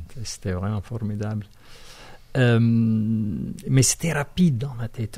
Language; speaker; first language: French; non-native, fluent; Arabic